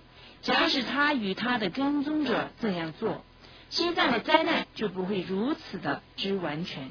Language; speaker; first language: Chinese; native; Chinese